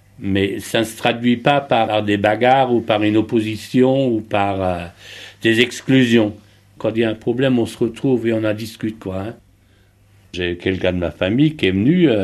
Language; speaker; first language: French; native; French